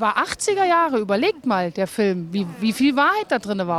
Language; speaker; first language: German; native; German